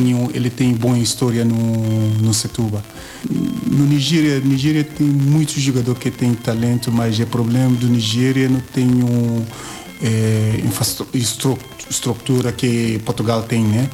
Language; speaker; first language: Portuguese; non-native, learner; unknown